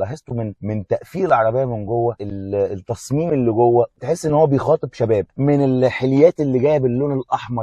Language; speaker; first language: Arabic; native; Arabic